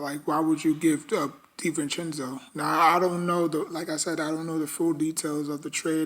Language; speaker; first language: English; native; English